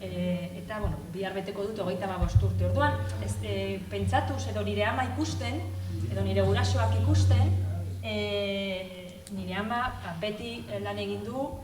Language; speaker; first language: Basque; non-native, local second language; Spanish